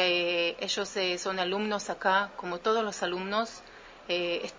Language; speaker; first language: Spanish; early bilingual, heritage; Spanish